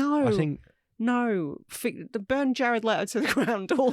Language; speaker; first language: English; native; English